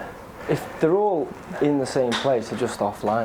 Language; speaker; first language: English; native; English